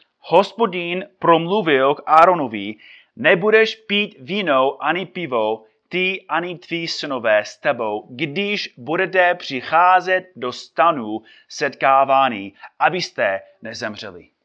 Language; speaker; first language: Czech; non-native, fluent; English